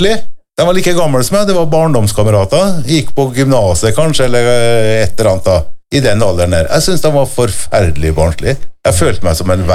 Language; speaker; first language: Norwegian; native; Norwegian